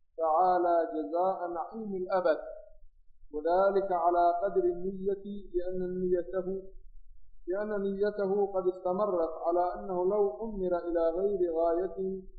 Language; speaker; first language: Arabic; non-native, local second language; Somali